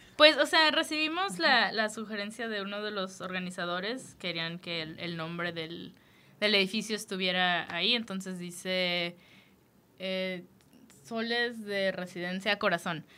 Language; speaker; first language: Spanish; native; Spanish